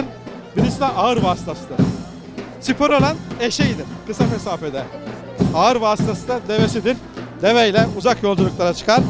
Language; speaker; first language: Turkish; native; Turkish